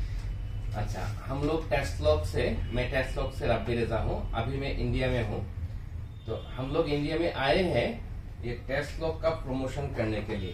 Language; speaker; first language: Hindi; non-native, learner; Bangla